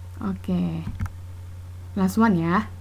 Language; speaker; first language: English; non-native, learner; Indonesian